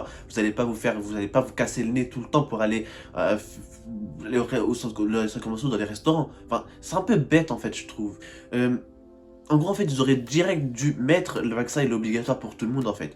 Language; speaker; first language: French; native; French